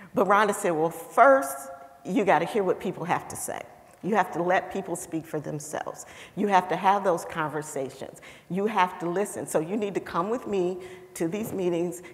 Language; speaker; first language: English; native; English